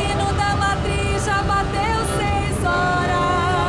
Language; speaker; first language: Portuguese; native; Portuguese